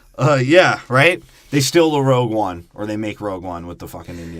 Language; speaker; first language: English; native; English